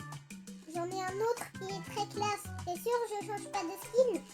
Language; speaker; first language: French; native; French